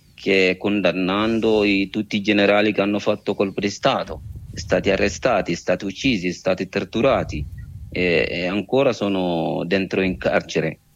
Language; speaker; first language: Italian; non-native, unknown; Arabic